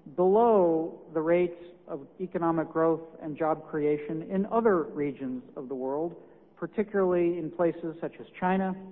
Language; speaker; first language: English; native; English